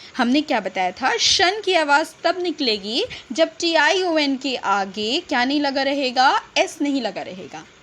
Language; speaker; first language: Hindi; native; Hindi